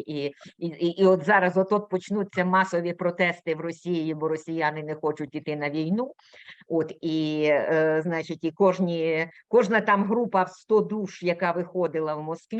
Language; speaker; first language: Ukrainian; native; Ukrainian